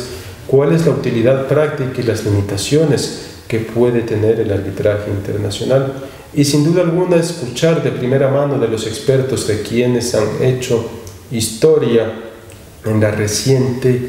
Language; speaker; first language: Spanish; native; Spanish